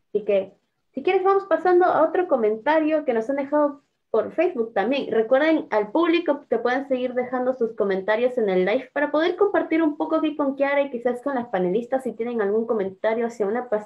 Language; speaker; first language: Spanish; native; Spanish